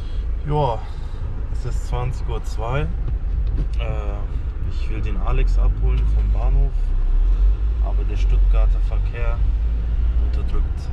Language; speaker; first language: German; native; German